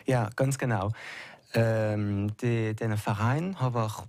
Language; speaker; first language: German; non-native, local second language; French